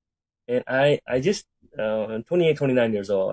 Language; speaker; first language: English; native; English